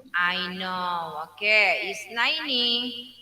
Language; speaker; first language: English; non-native, learner; Indonesian